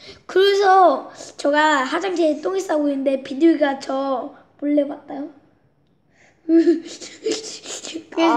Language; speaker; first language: Korean; early bilingual, heritage; Korean